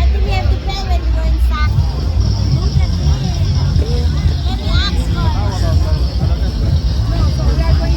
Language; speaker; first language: English; non-native, learner; Indonesian